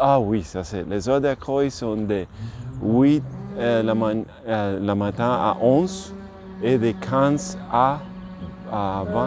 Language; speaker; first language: French; non-native, learner; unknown